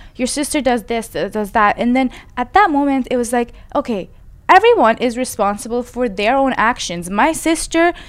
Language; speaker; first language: English; non-native, fluent; Persian